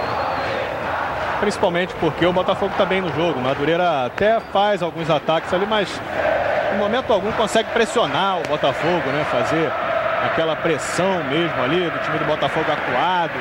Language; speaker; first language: Portuguese; native; Portuguese